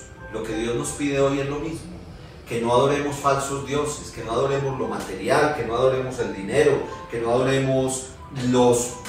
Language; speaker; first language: Spanish; native; Spanish